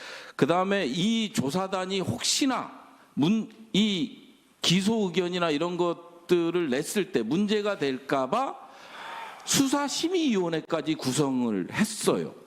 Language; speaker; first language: Korean; native; Korean